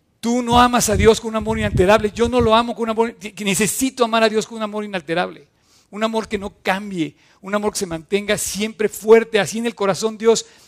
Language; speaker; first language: Spanish; native; Spanish